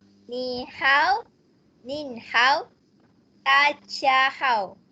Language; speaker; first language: Chinese; non-native, learner; Malay